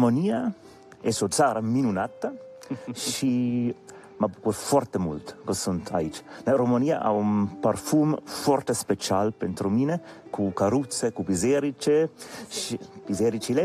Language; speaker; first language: Romanian; non-native, learner; German